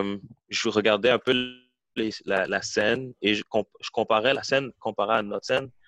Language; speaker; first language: French; early bilingual, heritage; French